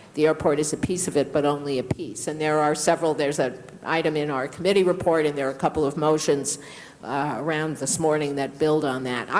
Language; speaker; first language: English; native; English